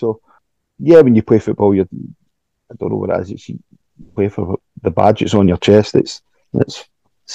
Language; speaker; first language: English; native; English